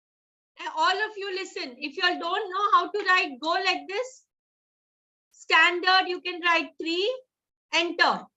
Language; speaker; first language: English; non-native, local second language; Hindi